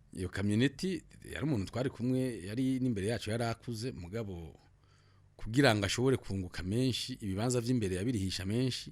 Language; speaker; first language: Rundi; native; Rundi